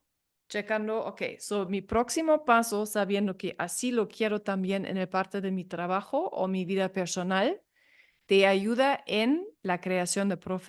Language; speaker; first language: Spanish; non-native, fluent; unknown